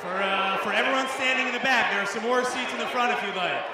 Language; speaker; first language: English; native; English